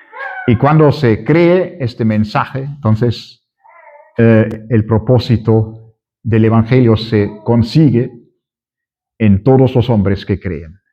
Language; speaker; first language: Spanish; non-native, fluent; German